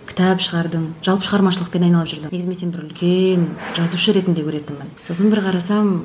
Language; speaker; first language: Kazakh; native; Kazakh